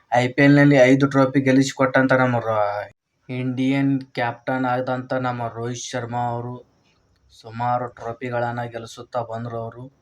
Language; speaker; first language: Kannada; native; Kannada